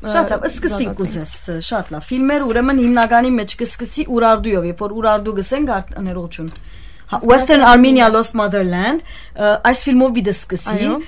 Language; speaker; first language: Armenian; early bilingual, heritage; Armenian